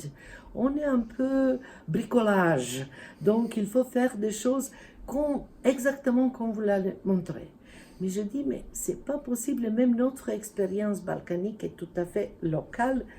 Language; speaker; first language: French; non-native, fluent; Serbian